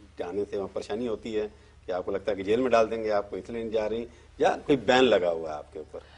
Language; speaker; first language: Hindi; native; Hindi